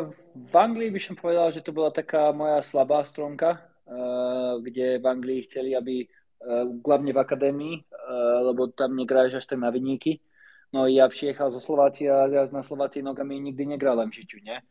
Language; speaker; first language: Polish; non-native, learner; Slovak